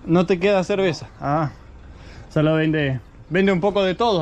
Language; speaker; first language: Spanish; non-native, learner; Danish